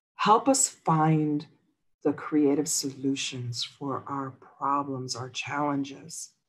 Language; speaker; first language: English; native; English